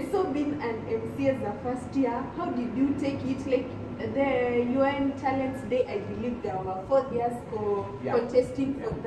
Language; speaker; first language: English; non-native, local second language; Swahili